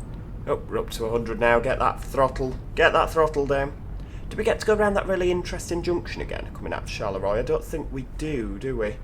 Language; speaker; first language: English; native; English